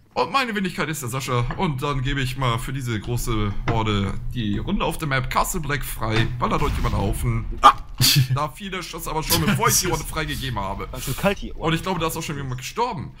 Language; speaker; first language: German; native; German